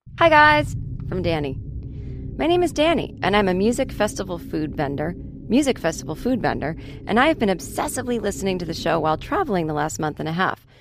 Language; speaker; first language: English; native; English